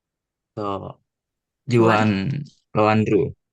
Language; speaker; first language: Japanese; non-native, learner; Indonesian